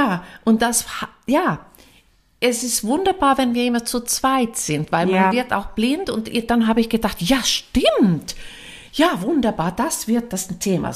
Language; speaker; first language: German; non-native, fluent; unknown